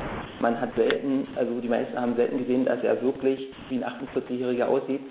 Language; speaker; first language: German; native; German